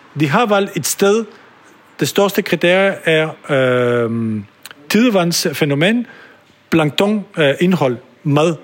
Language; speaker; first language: Danish; non-native, fluent; French